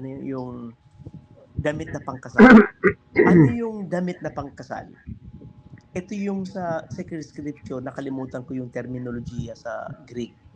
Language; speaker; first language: Filipino; native; Filipino